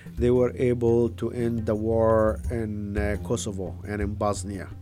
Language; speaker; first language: English; non-native, fluent; Arabic